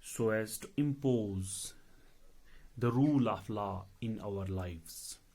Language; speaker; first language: English; non-native, local second language; Hindi